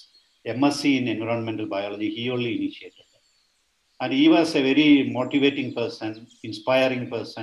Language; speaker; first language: English; non-native, local second language; Malayalam